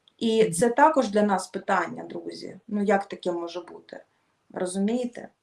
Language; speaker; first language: Ukrainian; non-native, local second language; Russian